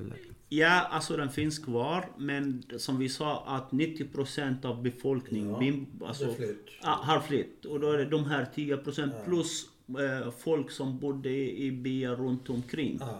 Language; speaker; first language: Swedish; non-native, fluent; Arabic